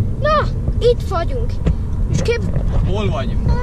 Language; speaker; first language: Hungarian; early bilingual, heritage; Hungarian